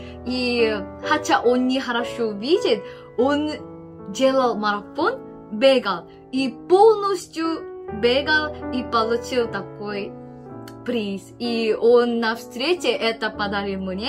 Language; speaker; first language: Russian; non-native, fluent; Korean